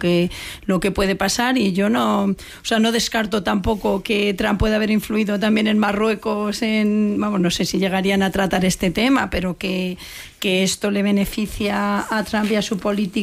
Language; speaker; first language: Spanish; native; Spanish